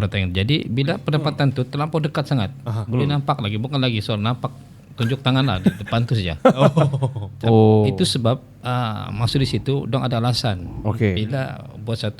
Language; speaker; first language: Malay; native; Malay